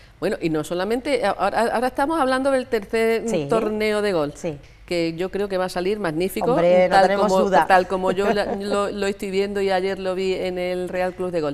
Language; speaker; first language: Spanish; native; Spanish